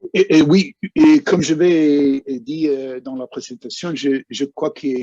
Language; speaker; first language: French; non-native, fluent; English